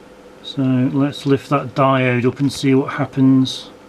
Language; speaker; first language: English; native; English